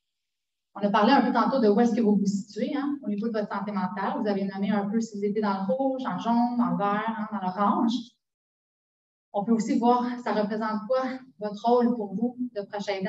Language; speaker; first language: French; native; French